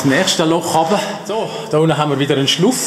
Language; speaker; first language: German; native; German